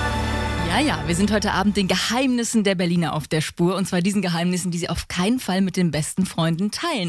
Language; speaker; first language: German; native; German